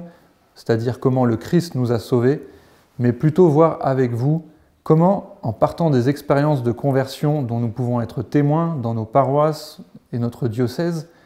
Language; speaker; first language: French; native; French